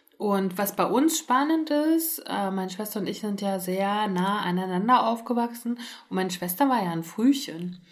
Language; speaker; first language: German; native; German